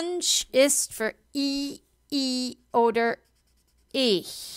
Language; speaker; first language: German; non-native, fluent; English